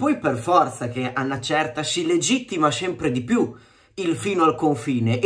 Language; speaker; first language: Italian; native; Italian